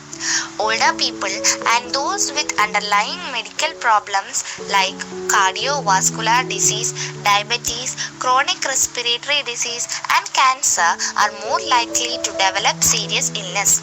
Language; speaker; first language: English; non-native, local second language; Malayalam